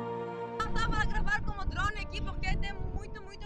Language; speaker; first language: Portuguese; non-native, learner; Greek